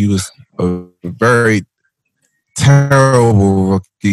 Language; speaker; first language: English; native; English